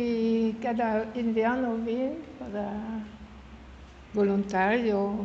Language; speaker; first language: Spanish; non-native, learner; French